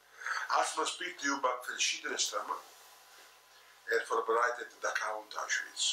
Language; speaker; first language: German; non-native, fluent; Italian